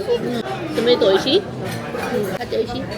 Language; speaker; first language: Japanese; non-native, fluent; Filipino